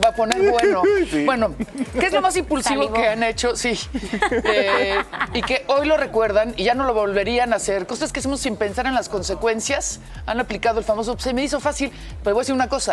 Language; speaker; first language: Spanish; native; Spanish